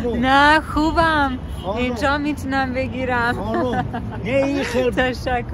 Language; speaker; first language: Persian; non-native, learner; English